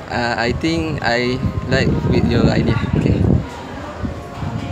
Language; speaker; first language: English; non-native, local second language; Malay